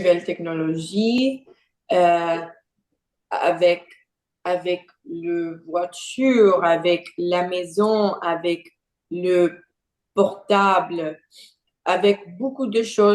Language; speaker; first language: French; non-native, learner; Portuguese